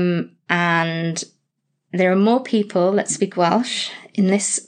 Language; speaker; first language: English; native; English